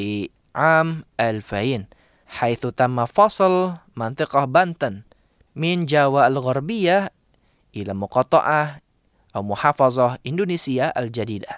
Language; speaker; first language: Arabic; non-native, fluent; Indonesian